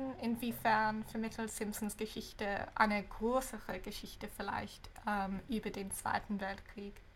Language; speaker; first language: German; non-native, fluent; English